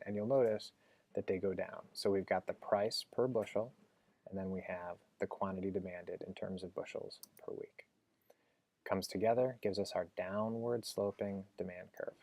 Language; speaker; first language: English; native; English